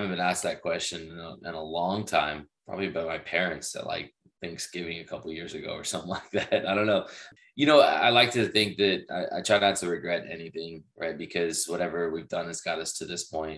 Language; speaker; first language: English; native; English